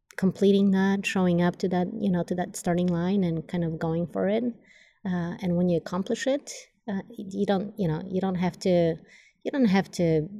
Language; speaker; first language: English; non-native, fluent; Polish